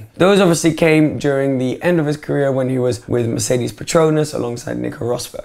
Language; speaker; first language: English; native; English